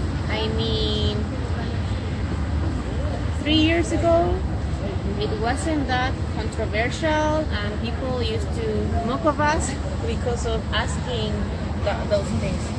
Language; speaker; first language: English; non-native, fluent; Spanish